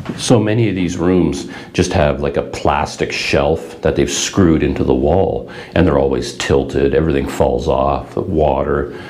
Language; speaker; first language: English; native; English